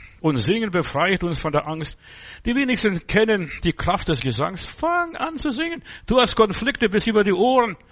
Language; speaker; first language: German; non-native, fluent; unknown